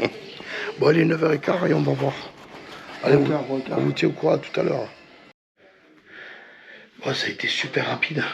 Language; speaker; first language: French; native; French